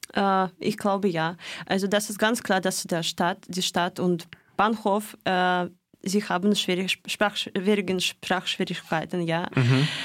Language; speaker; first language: German; non-native, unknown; Russian